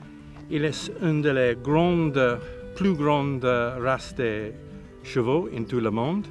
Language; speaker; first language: French; non-native, learner; English